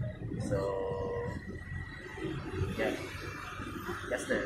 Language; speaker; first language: English; non-native, learner; Indonesian